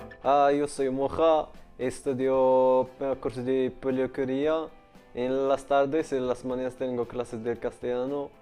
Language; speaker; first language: Spanish; non-native, learner; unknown